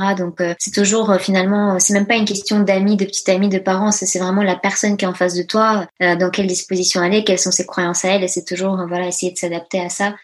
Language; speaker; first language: French; early bilingual, other home language; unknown